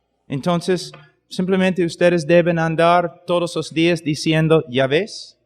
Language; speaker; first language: Spanish; non-native, fluent; English